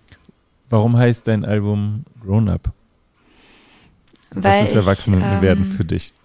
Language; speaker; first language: German; native; German